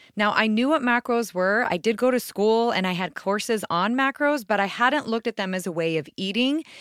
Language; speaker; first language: English; native; English